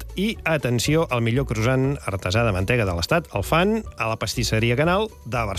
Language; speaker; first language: Catalan; native; Catalan